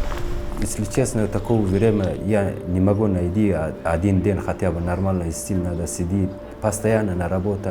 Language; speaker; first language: Russian; non-native, learner; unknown